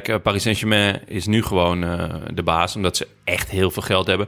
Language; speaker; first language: Dutch; native; Dutch